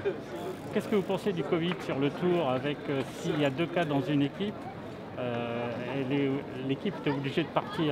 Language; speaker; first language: French; native; French